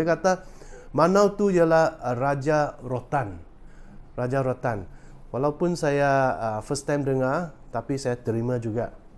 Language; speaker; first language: Malay; non-native, local second language; Chinese